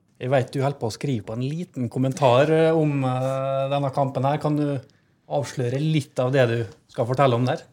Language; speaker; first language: Norwegian; native; Norwegian